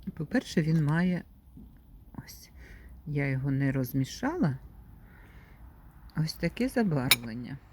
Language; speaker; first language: Ukrainian; native; Ukrainian